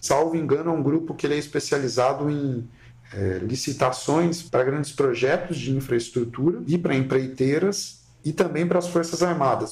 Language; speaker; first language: Portuguese; native; Portuguese